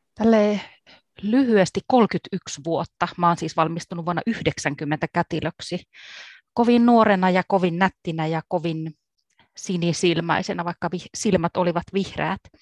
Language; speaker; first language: Finnish; native; Finnish